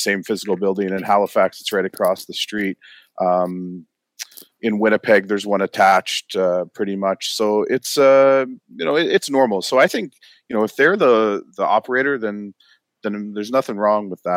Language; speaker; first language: English; native; English